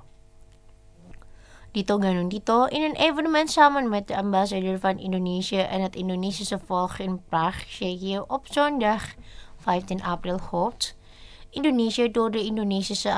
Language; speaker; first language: Dutch; non-native, fluent; Indonesian